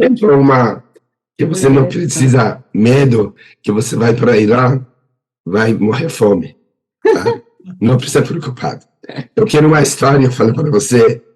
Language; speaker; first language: Portuguese; non-native, learner; Persian